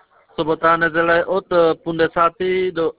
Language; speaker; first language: Czech; non-native, learner; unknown